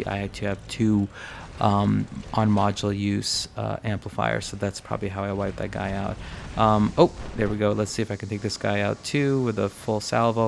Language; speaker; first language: English; native; English